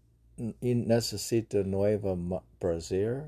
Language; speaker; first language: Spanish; non-native, learner; English